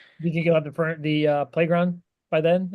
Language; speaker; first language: English; native; English